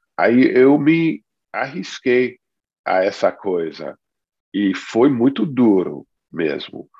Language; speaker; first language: Portuguese; non-native, fluent; English